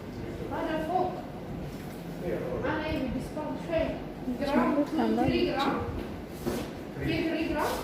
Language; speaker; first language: Arabic; non-native, learner; Amharic